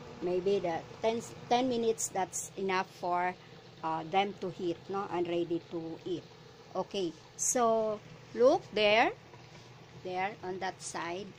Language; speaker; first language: English; non-native, local second language; Filipino